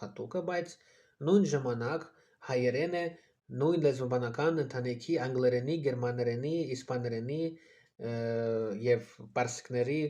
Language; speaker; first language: Armenian; non-native, fluent; Russian